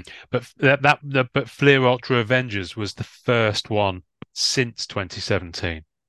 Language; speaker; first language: English; native; English